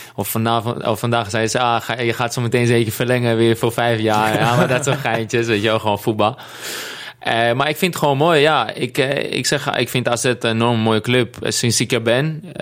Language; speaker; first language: Dutch; non-native, fluent; Greek